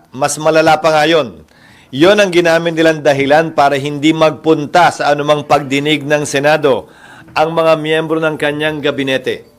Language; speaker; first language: Filipino; native; Filipino